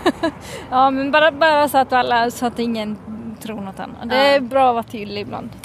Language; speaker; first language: Swedish; native; Swedish